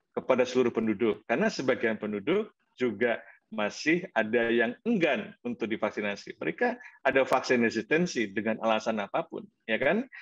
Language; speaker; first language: Indonesian; native; Indonesian